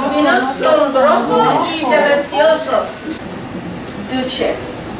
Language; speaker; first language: Spanish; non-native, learner; Chinese